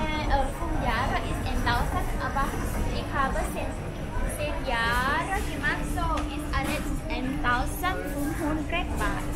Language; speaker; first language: German; non-native, learner; Thai